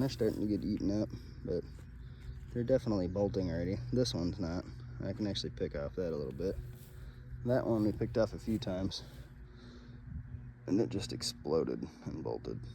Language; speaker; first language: English; native; English